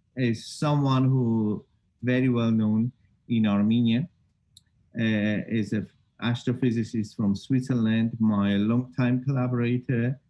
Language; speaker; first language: English; non-native, fluent; Armenian